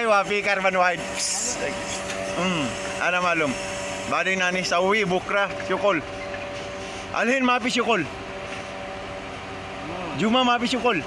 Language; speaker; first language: Arabic; non-native, learner; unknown